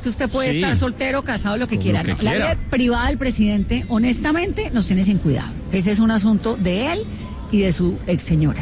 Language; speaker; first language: Spanish; native; Spanish